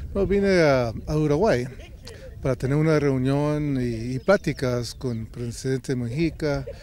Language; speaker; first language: Spanish; early bilingual, heritage; Spanish